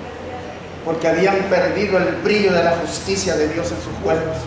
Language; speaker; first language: Spanish; native; Spanish